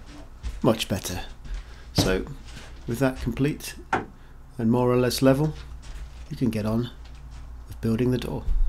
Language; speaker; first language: English; native; English